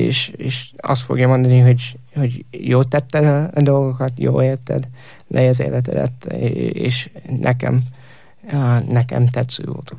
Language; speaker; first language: Hungarian; non-native, fluent; English